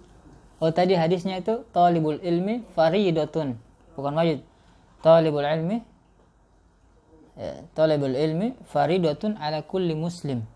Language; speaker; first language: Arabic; non-native, fluent; Indonesian